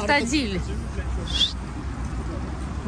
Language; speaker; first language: Turkish; non-native, learner; Russian